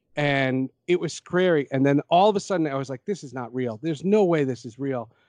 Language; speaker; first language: English; native; English